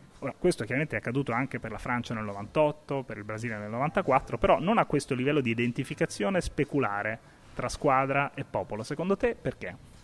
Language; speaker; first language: Italian; native; Italian